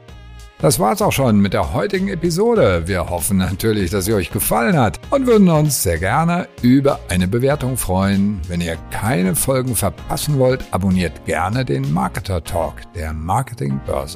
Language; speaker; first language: German; native; German